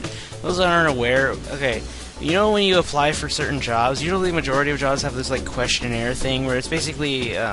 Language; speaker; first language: English; native; English